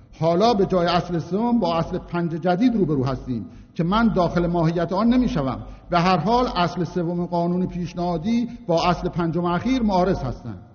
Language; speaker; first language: Persian; non-native, local second language; Azerbaijani